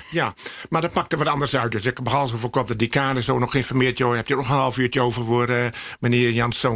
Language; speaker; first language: Dutch; native; Dutch